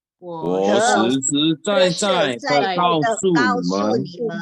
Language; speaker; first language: Chinese; early bilingual, heritage; Chinese